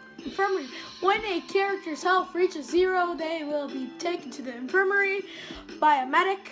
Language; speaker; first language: English; native; English